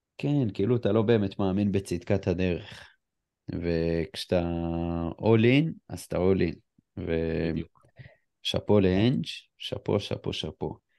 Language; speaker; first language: Hebrew; native; Hebrew